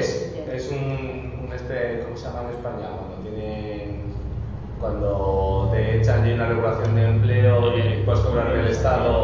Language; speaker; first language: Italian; non-native, learner; Spanish